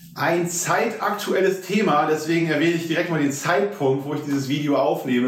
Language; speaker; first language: German; native; German